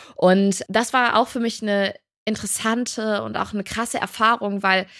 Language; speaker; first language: German; native; German